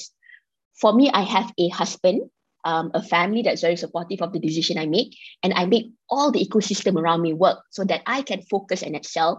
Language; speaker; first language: English; non-native, local second language; Malay